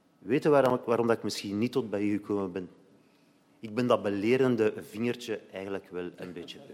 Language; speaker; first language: Dutch; native; Dutch